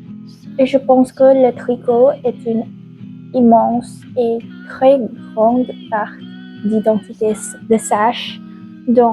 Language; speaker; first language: French; non-native, learner; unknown